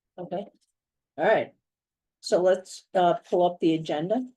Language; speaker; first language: English; native; English